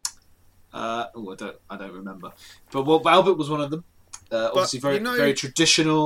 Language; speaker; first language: English; native; English